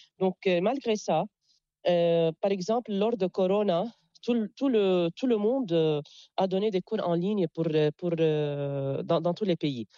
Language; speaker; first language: French; non-native, local second language; Arabic